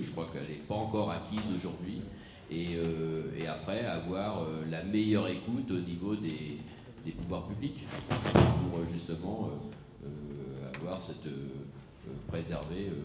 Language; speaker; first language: French; native; French